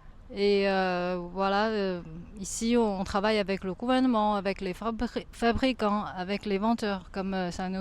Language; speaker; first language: French; non-native, fluent; Chinese